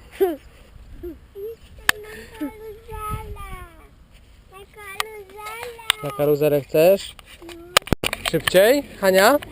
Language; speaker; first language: Polish; native; Polish